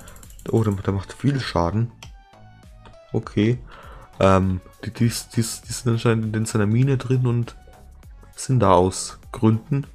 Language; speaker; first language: German; native; German